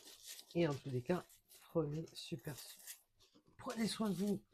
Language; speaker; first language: French; native; French